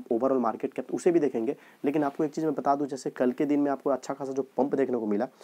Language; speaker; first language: Hindi; native; Hindi